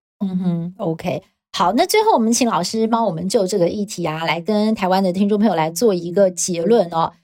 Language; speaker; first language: Chinese; native; Chinese